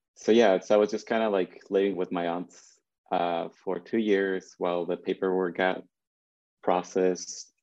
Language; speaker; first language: English; early bilingual, other home language; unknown